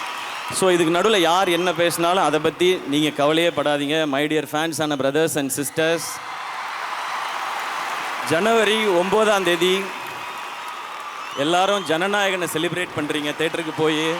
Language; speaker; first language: Tamil; native; Tamil